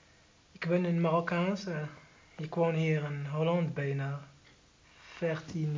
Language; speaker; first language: Dutch; non-native, learner; Arabic